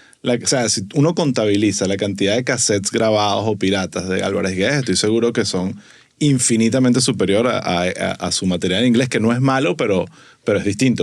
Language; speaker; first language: Spanish; native; Spanish